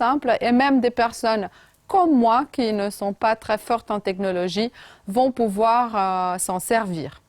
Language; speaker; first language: French; non-native, fluent; Romanian